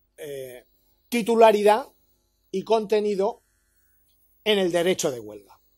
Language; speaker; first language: Spanish; native; Spanish